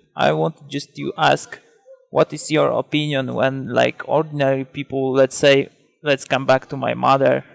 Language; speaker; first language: English; non-native, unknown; Polish